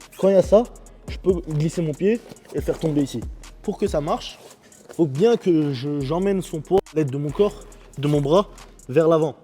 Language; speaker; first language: French; early bilingual, other home language; Chechen